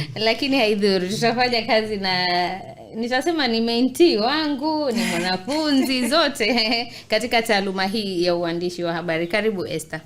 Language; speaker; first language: Swahili; native; Swahili